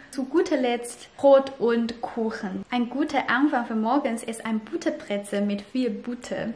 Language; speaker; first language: German; non-native, fluent; Chinese